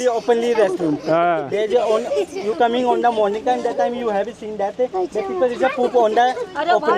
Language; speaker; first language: English; non-native, learner; Hindi